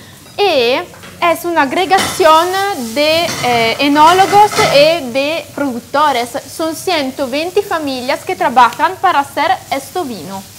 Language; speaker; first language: Spanish; non-native, fluent; Italian